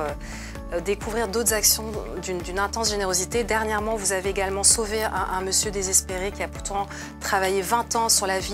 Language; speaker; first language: French; native; French